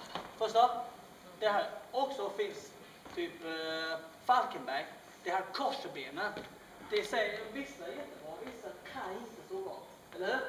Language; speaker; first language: Swedish; non-native, learner; Chinese